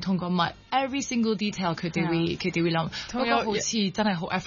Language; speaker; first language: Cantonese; non-native, local second language; French